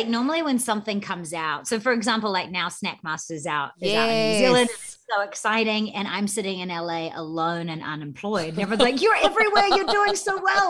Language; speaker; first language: English; native; English